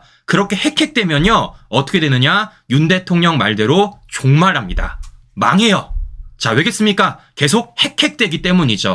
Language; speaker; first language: Korean; native; Korean